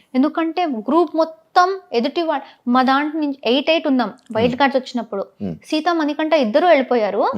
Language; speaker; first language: Telugu; non-native, local second language; Tamil